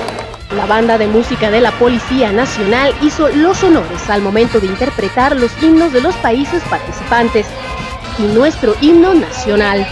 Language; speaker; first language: Spanish; native; Spanish